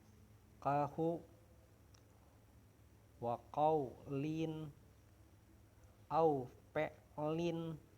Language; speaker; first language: Arabic; non-native, learner; Indonesian